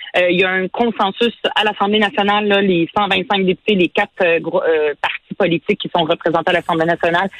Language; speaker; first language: French; early bilingual, other home language; Arabic